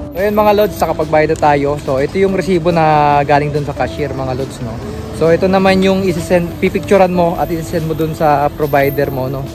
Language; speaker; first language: Filipino; native; Filipino